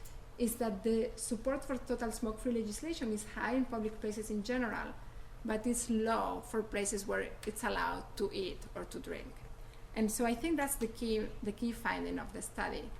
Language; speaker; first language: English; non-native, fluent; Spanish